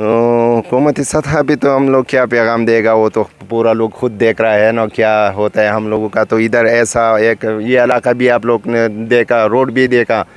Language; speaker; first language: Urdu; non-native, local second language; Pashto